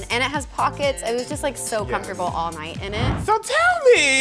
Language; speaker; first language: English; native; English